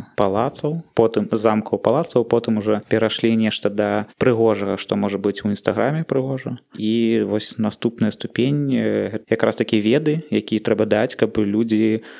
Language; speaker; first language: Belarusian; non-native, local second language; Russian